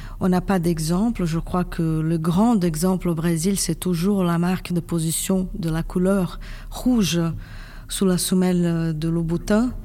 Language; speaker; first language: French; non-native, fluent; Portuguese